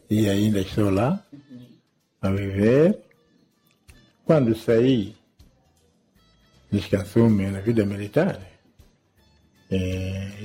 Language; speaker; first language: Portuguese; non-native, local second language; Yao